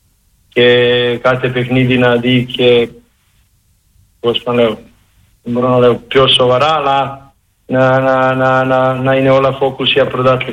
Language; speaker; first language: Greek; non-native, learner; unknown